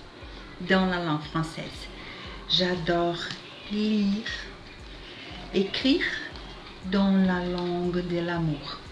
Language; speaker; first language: French; non-native, learner; Portuguese